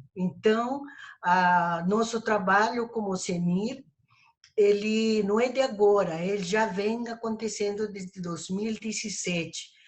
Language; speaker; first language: Portuguese; non-native, fluent; Spanish